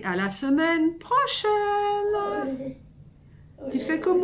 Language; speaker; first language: French; native; French